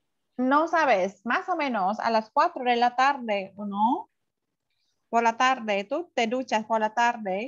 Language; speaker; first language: Spanish; non-native, fluent; Vietnamese